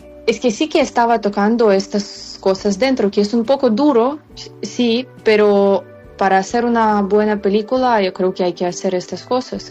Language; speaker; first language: Spanish; non-native, fluent; Ukrainian